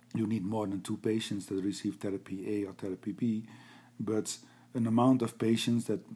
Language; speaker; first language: English; non-native, fluent; Dutch